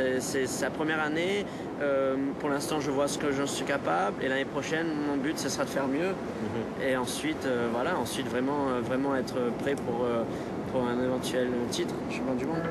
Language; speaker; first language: French; native; French